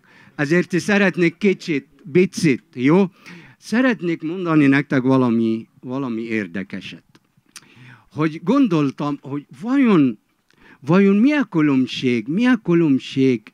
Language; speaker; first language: Hungarian; non-native, fluent; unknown